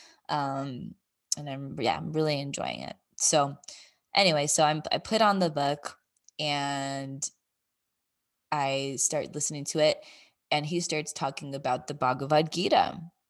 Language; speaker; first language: English; native; English